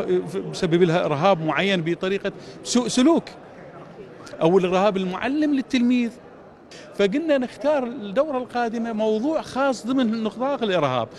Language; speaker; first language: Arabic; native; Arabic